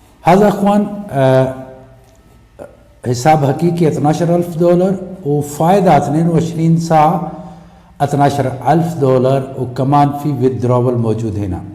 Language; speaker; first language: Arabic; non-native, learner; Urdu